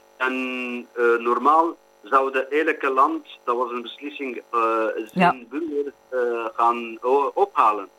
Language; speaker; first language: Dutch; non-native, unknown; Kurdish